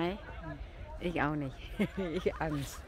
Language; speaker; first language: German; non-native, learner; Vietnamese